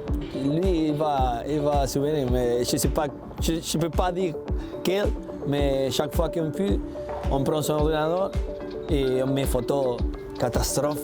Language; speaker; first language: French; non-native, learner; Spanish